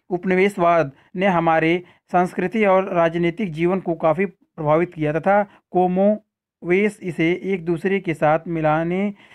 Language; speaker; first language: Hindi; native; Hindi